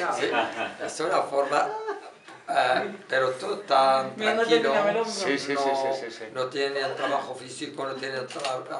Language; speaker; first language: Spanish; non-native, learner; Arabic